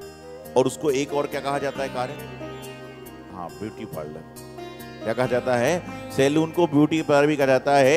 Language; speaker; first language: Hindi; native; Hindi